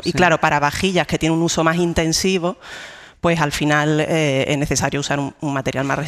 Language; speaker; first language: Spanish; native; Spanish